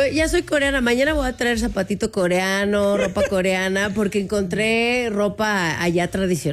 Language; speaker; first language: Spanish; native; Spanish